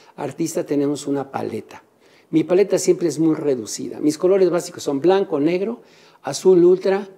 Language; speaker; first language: Spanish; native; Spanish